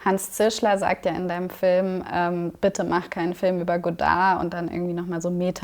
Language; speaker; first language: German; native; German